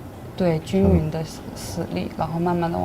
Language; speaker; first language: Chinese; native; Chinese